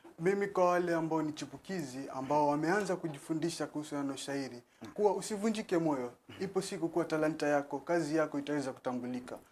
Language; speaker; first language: Swahili; native; Swahili